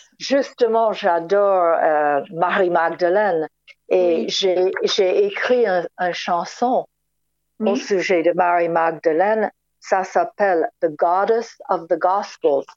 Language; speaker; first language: French; non-native, fluent; English